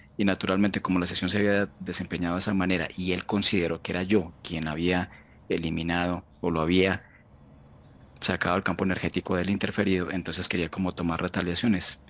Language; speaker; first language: Spanish; native; Spanish